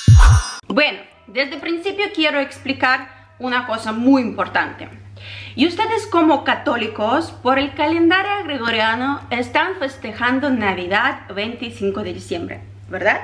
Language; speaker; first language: Spanish; non-native, fluent; Ukrainian